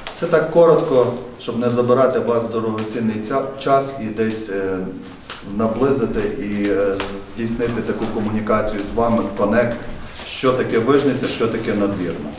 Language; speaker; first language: Ukrainian; native; Ukrainian